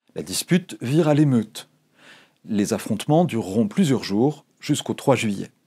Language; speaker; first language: French; native; French